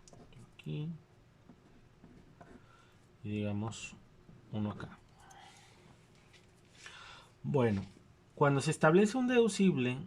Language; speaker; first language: Spanish; native; Spanish